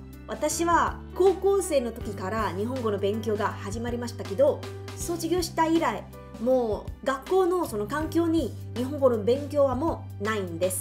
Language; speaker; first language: Japanese; non-native, learner; Chinese